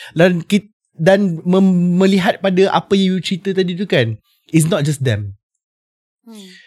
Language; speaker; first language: Malay; native; Malay